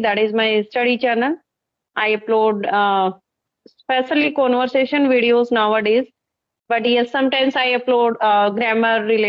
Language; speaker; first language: English; non-native, local second language; Hindi